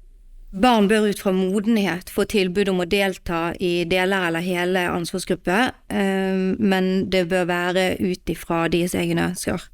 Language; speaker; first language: Norwegian; native; Norwegian